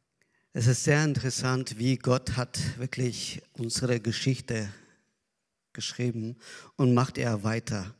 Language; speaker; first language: German; non-native, learner; Azerbaijani